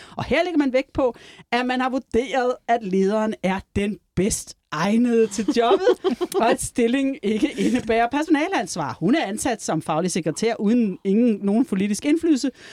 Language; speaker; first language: Danish; native; Danish